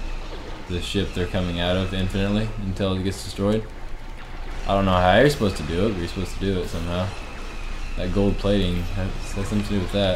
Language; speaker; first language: English; native; English